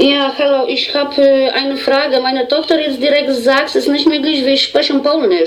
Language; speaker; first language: German; non-native, learner; Polish